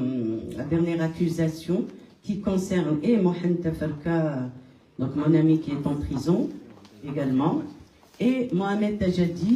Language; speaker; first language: French; non-native, local second language; Kabyle